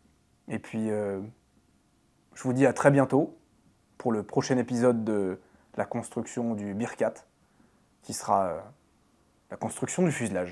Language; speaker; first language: French; native; French